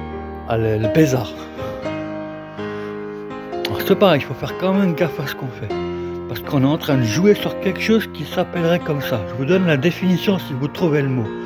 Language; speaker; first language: French; native; French